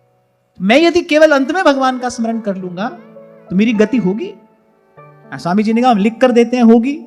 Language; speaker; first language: Hindi; native; Hindi